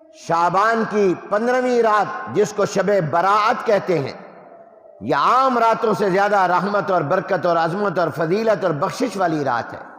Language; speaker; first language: Urdu; non-native, local second language; Punjabi